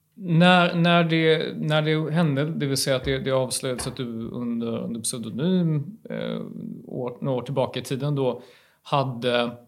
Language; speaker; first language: Swedish; native; Swedish